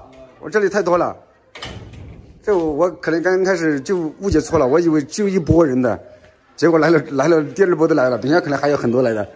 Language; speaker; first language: Chinese; native; Chinese